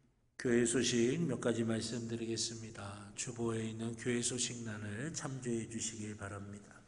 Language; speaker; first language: Korean; native; Korean